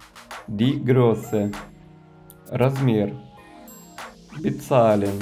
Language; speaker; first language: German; non-native, fluent; Russian